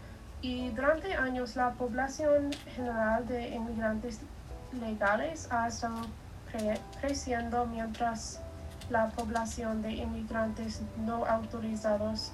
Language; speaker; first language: Spanish; non-native, learner; English